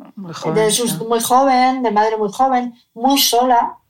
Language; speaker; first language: Spanish; native; Spanish